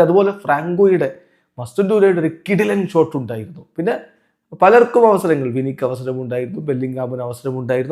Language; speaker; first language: Malayalam; native; Malayalam